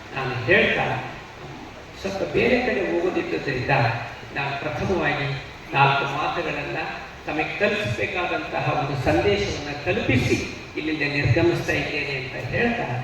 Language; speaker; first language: Kannada; native; Kannada